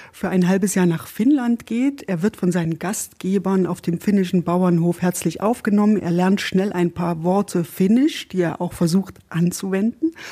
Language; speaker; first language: German; native; German